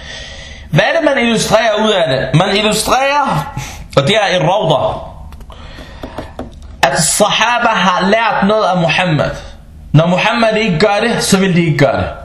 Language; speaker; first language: Danish; early bilingual, other home language; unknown